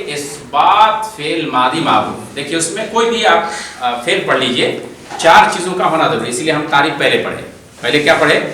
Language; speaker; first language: Urdu; non-native, local second language; Bangla